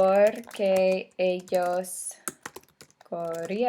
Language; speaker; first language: Spanish; non-native, fluent; English